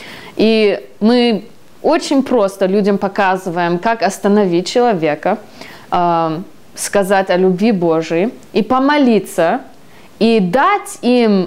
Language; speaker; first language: Russian; early bilingual, heritage; Russian